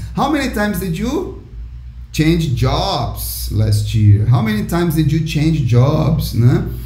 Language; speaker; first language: English; non-native, fluent; Portuguese